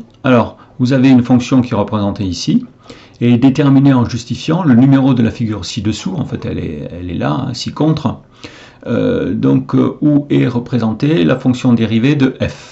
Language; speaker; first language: French; native; French